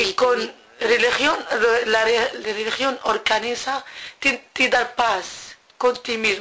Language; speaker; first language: Spanish; non-native, learner; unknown